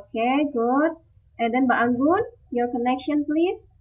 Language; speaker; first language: English; non-native, fluent; Indonesian